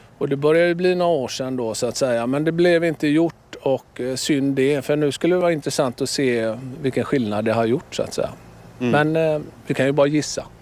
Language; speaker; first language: Swedish; native; Swedish